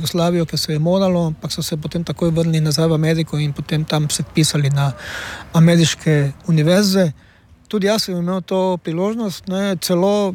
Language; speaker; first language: Slovenian; native; Slovenian